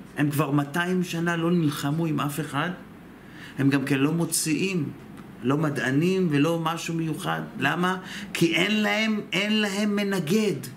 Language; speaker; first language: Hebrew; native; Hebrew